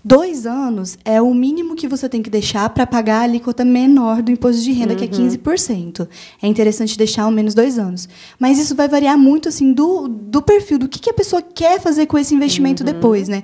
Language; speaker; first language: Portuguese; native; Portuguese